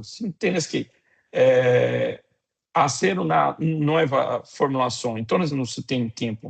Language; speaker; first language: Portuguese; non-native, fluent; Spanish